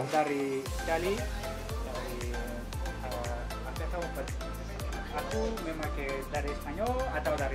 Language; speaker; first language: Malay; non-native, learner; Spanish